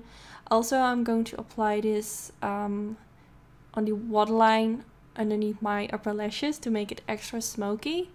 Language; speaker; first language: English; non-native, fluent; Dutch